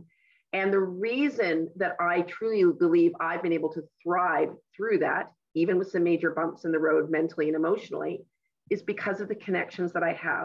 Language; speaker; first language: English; native; English